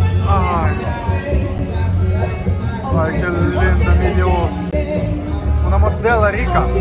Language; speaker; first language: Spanish; non-native, learner; Russian